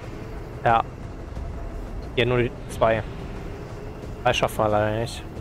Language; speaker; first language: German; native; German